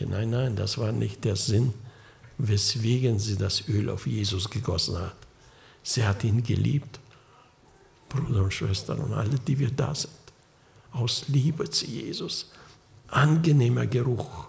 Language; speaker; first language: German; early bilingual, heritage; German